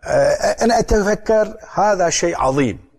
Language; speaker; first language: Arabic; non-native, learner; Turkish